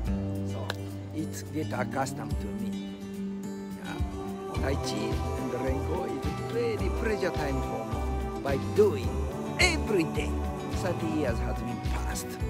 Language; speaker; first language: English; non-native, learner; Japanese